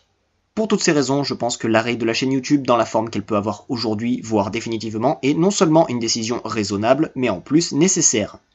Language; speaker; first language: French; native; French